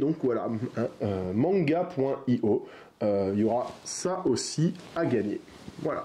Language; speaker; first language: French; native; French